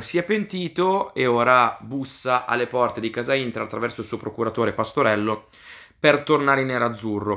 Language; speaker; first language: Italian; native; Italian